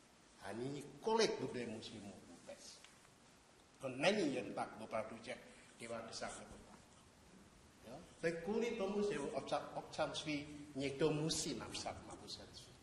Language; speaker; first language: Czech; non-native, learner; Indonesian